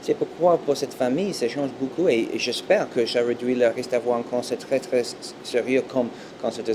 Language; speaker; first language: French; non-native, fluent; English